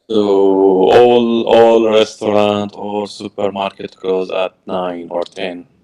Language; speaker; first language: English; non-native, learner; Arabic